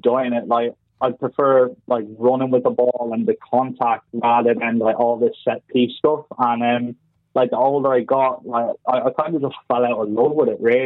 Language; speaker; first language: English; native; English